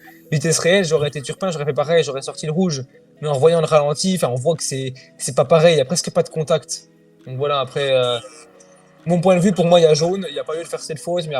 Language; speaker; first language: French; native; French